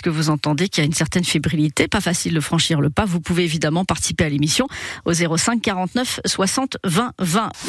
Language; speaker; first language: French; native; French